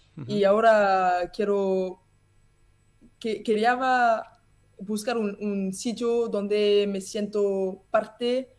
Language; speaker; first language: Spanish; non-native, learner; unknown